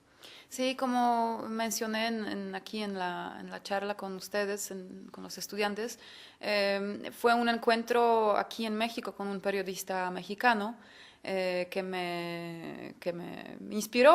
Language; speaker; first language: Spanish; non-native, fluent; Polish